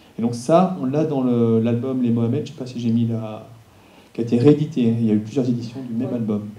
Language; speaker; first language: French; native; French